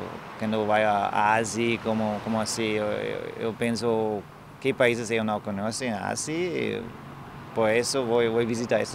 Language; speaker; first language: Portuguese; non-native, learner; German